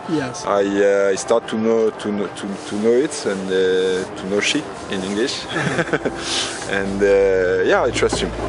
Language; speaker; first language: English; non-native, learner; French